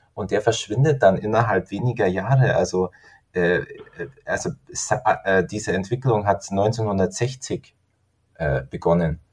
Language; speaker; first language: German; native; German